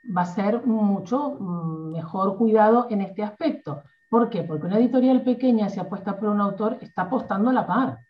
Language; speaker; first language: Spanish; native; Spanish